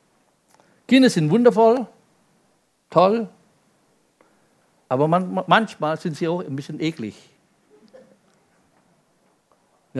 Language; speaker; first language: German; non-native, fluent; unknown